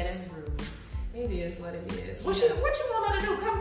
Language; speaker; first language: English; native; English